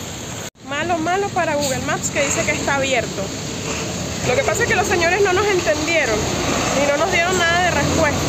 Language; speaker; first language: Spanish; native; Spanish